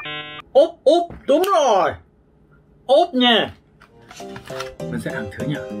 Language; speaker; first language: Vietnamese; non-native, learner; Korean